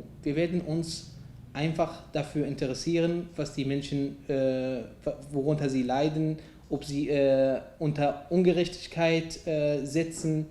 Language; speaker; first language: German; non-native, fluent; Arabic